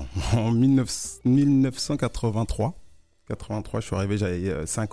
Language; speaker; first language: French; early bilingual, other home language; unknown